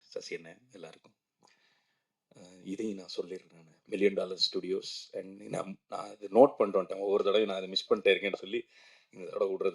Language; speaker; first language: Tamil; native; Tamil